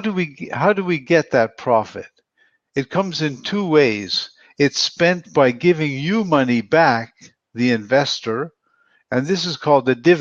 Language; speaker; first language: English; non-native, fluent; Spanish